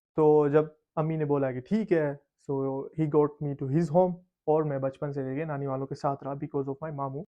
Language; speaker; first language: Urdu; native; Urdu